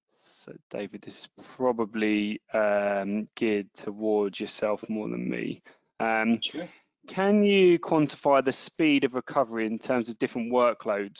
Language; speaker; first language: English; native; English